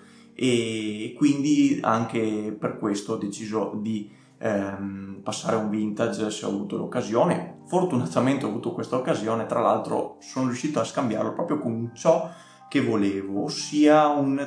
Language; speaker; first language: Italian; native; Italian